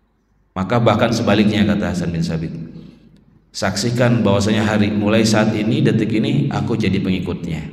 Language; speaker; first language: Indonesian; native; Indonesian